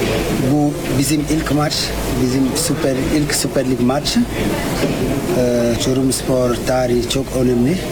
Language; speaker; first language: Turkish; non-native, learner; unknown